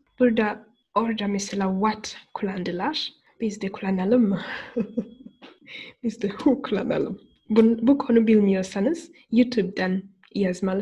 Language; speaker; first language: Turkish; non-native, fluent; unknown